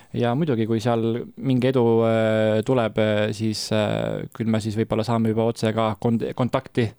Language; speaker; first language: Estonian; native; Estonian